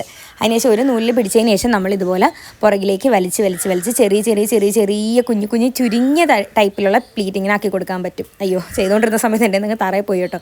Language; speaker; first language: Malayalam; native; Malayalam